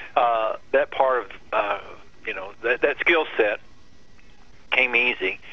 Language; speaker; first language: English; native; English